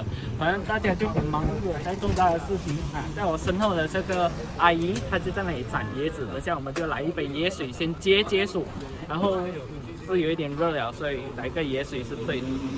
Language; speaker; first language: Chinese; native; Chinese